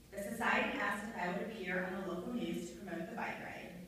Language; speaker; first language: English; native; English